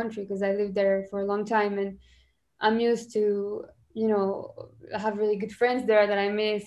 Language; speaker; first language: English; non-native, fluent; French